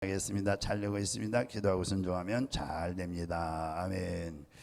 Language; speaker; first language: Korean; native; Korean